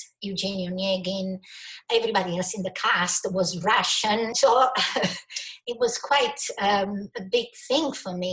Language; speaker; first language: English; non-native, fluent; Italian